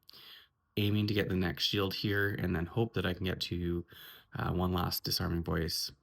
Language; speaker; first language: English; native; English